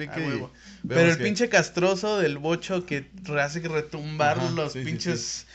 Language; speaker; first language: Spanish; native; Spanish